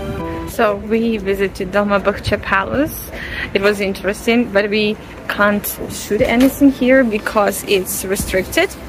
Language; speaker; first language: English; non-native, fluent; Russian